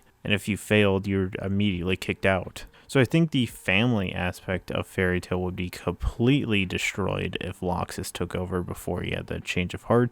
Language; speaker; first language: English; native; English